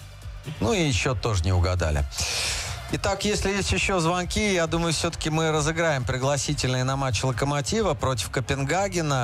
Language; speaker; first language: Russian; native; Russian